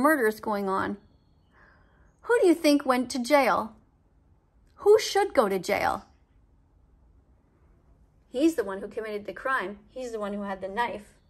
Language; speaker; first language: English; native; English